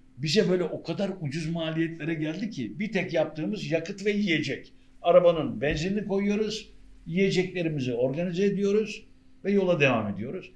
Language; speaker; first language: Turkish; native; Turkish